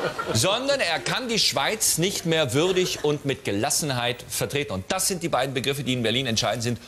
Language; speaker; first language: German; native; German